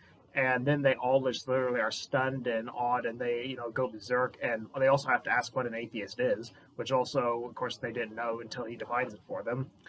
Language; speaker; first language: English; native; English